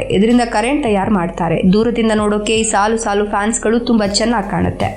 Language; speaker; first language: Kannada; native; Kannada